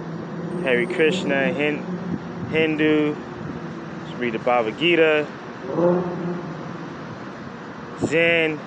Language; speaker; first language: English; native; English